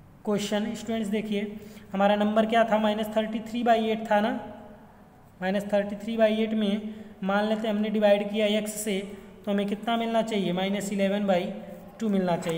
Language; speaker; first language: Hindi; native; Hindi